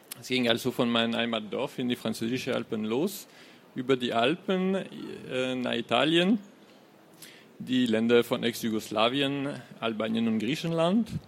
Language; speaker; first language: German; non-native, fluent; French